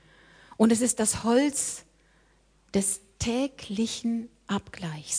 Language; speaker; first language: German; native; German